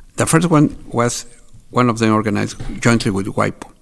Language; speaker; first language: English; non-native, fluent; Spanish